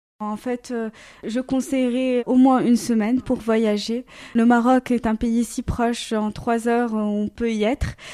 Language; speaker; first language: French; native; French